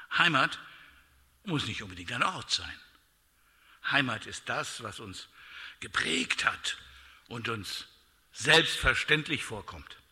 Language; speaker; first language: German; native; German